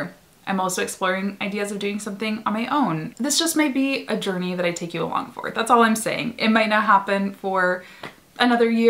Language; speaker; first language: English; native; English